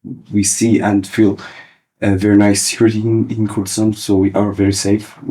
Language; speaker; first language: English; early bilingual, other home language; Kurdish